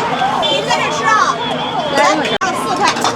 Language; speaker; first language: Chinese; native; Chinese